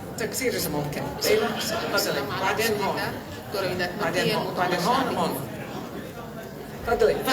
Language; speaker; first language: Arabic; early bilingual, heritage; Arabic